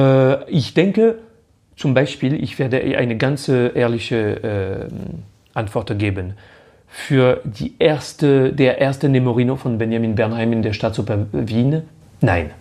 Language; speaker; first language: German; non-native, fluent; French